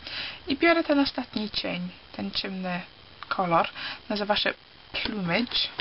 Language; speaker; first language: Polish; early bilingual, heritage; Polish